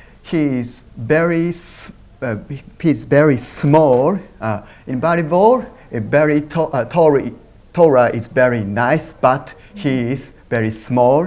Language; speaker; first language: English; non-native, learner; Japanese